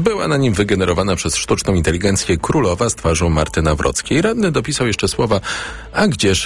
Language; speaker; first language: Polish; native; Polish